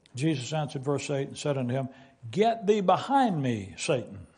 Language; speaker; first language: English; native; English